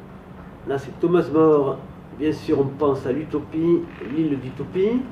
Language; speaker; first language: French; native; French